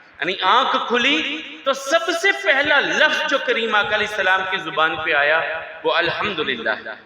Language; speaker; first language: Urdu; non-native, local second language; Punjabi